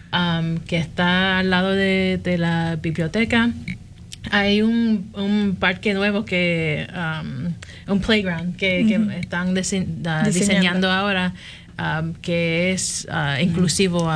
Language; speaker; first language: Spanish; early bilingual, heritage; Spanish